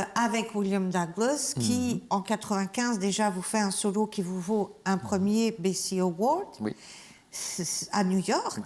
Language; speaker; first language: French; native; French